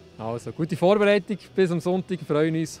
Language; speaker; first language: German; native; German